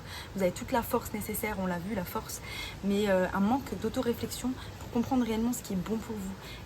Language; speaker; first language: French; native; French